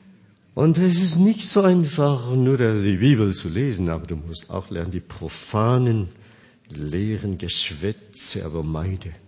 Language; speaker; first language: German; non-native, fluent; Korean